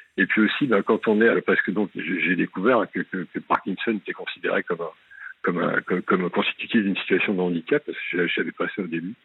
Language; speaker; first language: French; native; French